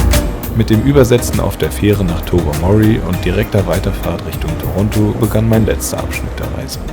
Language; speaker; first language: German; native; German